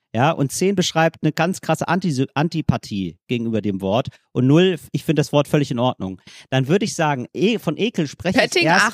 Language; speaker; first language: German; native; German